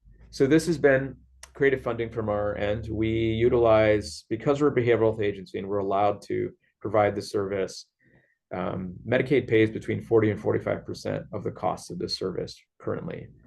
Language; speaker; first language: English; native; English